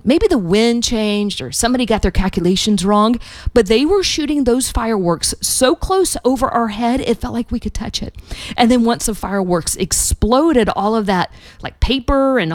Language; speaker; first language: English; native; English